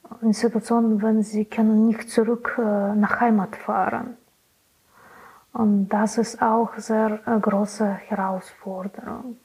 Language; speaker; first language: German; non-native, learner; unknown